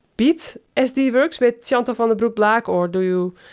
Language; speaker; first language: English; non-native, fluent; Dutch